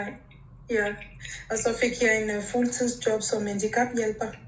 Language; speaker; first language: Danish; non-native, local second language; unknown